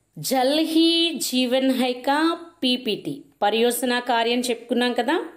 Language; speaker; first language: Hindi; non-native, local second language; Telugu